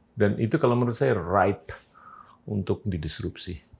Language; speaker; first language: Indonesian; native; Indonesian